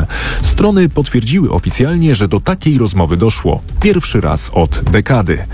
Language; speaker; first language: Polish; native; Polish